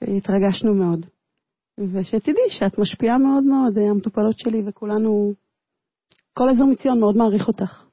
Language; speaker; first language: Hebrew; early bilingual, other home language; Russian